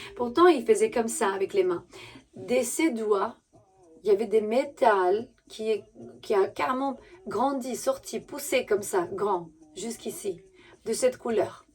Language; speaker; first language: French; non-native, fluent; Romanian